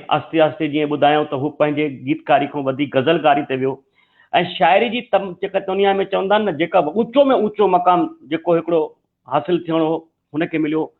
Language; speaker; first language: Sindhi; native; Sindhi